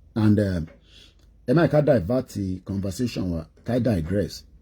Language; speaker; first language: English; non-native, local second language; Yoruba